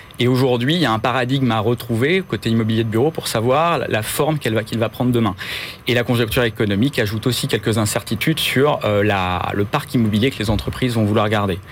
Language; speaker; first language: French; native; French